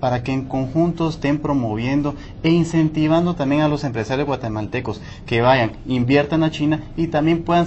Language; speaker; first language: Spanish; native; Spanish